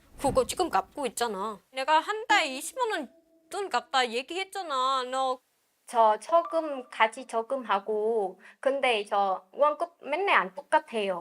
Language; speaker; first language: Korean; non-native, learner; Vietnamese